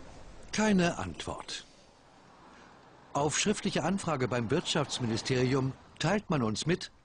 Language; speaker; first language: German; native; German